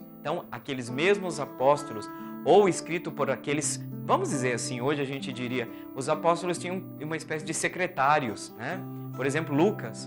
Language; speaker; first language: Portuguese; native; Portuguese